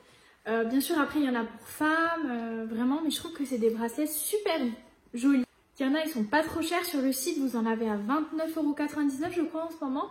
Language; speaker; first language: French; native; French